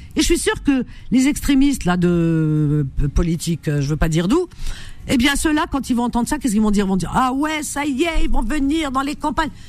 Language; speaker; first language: French; native; French